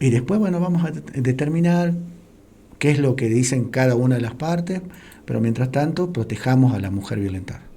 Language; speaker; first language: Spanish; native; Spanish